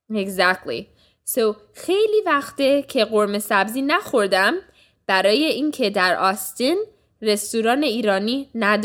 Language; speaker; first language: Persian; early bilingual, heritage; Persian